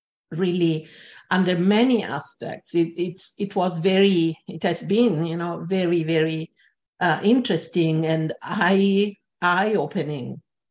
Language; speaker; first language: English; non-native, fluent; Italian